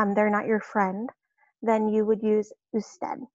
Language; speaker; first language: English; native; English